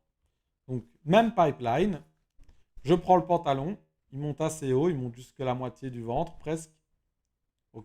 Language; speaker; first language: French; native; French